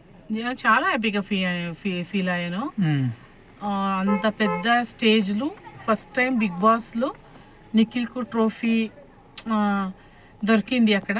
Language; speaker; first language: Telugu; non-native, learner; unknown